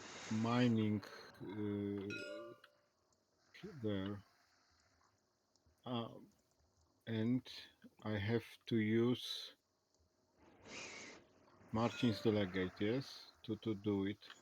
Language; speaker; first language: English; non-native, learner; Polish